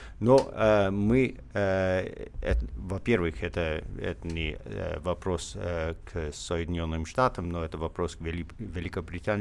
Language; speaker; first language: Russian; non-native, fluent; English